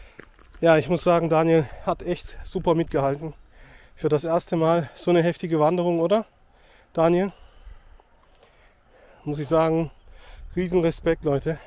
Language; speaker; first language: German; native; German